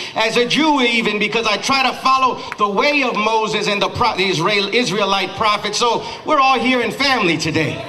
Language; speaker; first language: English; early bilingual, other home language; Spanish